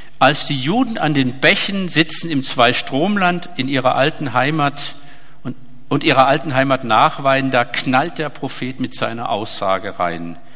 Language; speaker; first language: German; native; German